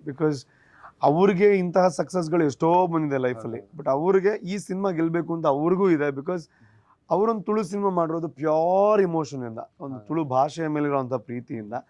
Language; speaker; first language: Kannada; non-native, local second language; Tulu